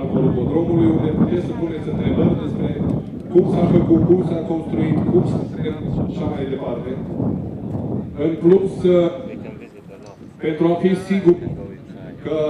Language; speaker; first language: Romanian; native; Romanian